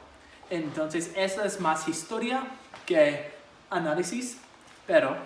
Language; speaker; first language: Spanish; non-native, learner; English